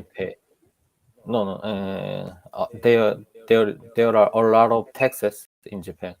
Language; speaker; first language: English; non-native, learner; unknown